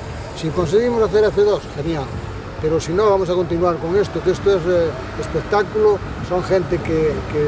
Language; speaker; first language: Spanish; native; Spanish